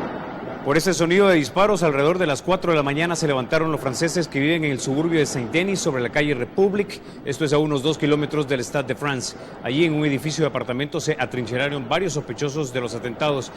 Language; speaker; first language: Spanish; native; Spanish